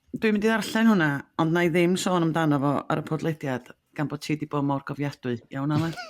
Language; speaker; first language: Welsh; native; Welsh